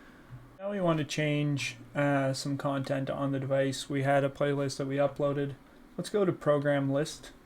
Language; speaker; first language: English; native; English